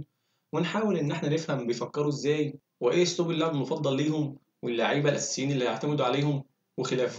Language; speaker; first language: Arabic; native; Arabic